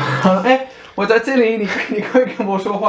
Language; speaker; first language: Chinese; non-native, fluent; Swedish